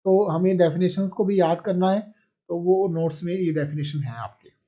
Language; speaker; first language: Hindi; non-native, local second language; Punjabi